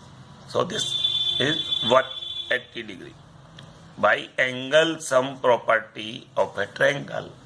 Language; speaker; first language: English; non-native, local second language; Hindi